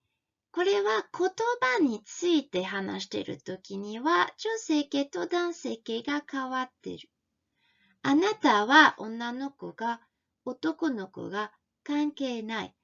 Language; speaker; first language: Japanese; non-native, fluent; French